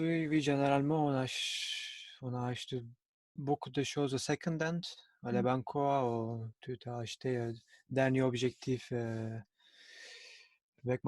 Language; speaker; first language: French; non-native, learner; Turkish